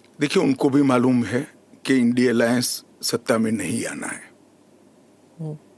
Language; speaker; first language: Hindi; non-native, local second language; Gujarati